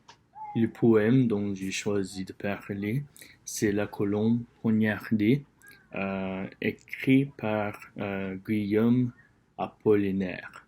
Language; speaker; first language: French; non-native, learner; English